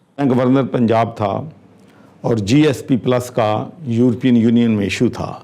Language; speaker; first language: Urdu; non-native, local second language; Punjabi